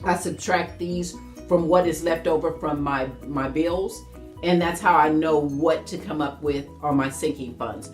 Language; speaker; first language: English; native; English